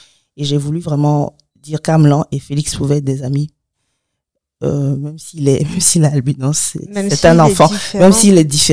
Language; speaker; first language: French; native; French